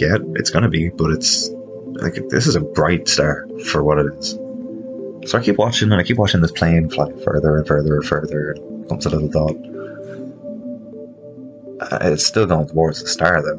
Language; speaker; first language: English; native; English